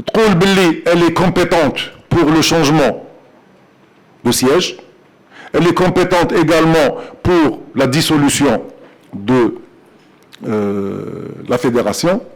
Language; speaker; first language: French; non-native, local second language; Arabic